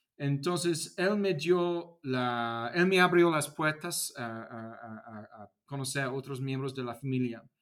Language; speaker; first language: Spanish; non-native, fluent; English